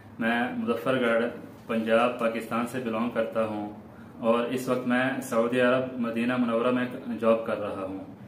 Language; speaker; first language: Urdu; non-native, local second language; Saraiki